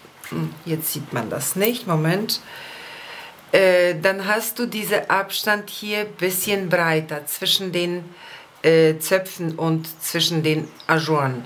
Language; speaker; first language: German; non-native, fluent; Polish